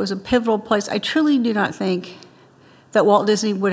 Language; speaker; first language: English; native; English